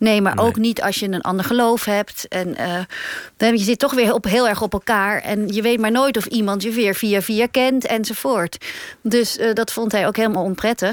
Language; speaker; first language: Dutch; native; Dutch